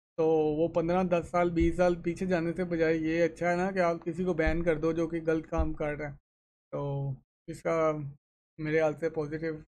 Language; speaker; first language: Urdu; native; Urdu